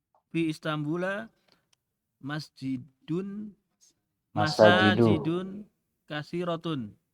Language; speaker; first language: Arabic; non-native, learner; Indonesian